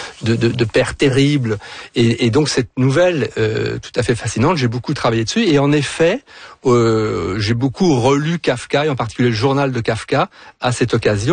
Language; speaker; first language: French; native; French